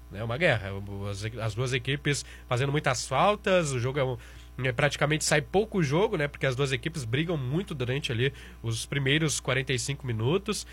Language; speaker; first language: Portuguese; native; Portuguese